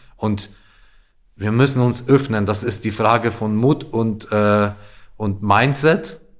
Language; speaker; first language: German; non-native, fluent; Polish